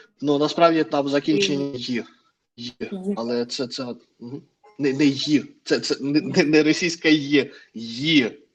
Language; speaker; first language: Ukrainian; non-native, fluent; Russian